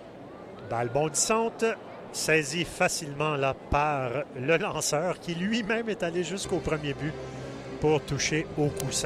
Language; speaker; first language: French; native; French